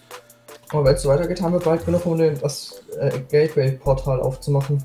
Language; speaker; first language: German; native; German